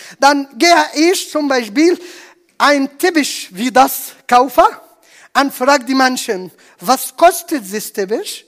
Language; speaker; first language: German; non-native, learner; Arabic